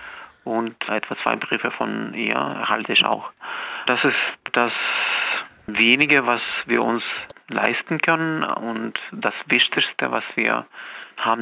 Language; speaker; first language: German; non-native, fluent; Belarusian